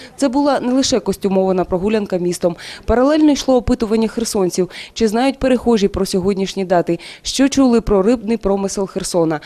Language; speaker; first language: Ukrainian; native; Ukrainian